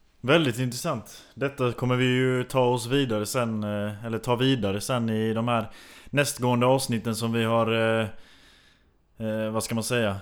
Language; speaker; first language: Swedish; native; Swedish